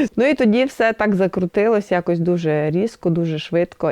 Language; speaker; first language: Ukrainian; native; Ukrainian